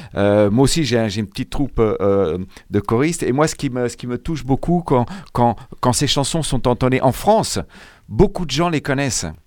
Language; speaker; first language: French; native; French